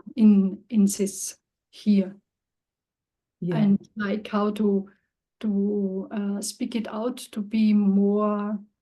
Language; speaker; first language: English; non-native, learner; German